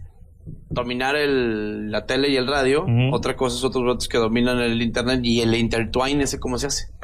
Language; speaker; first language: Spanish; native; Spanish